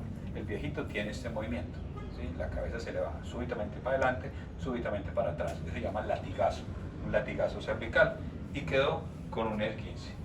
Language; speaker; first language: Spanish; native; Spanish